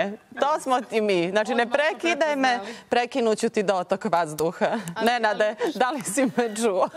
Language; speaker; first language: Serbian; native; Serbian